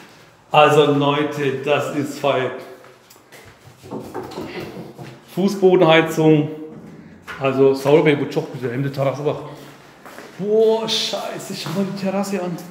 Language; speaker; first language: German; early bilingual, other home language; Turkish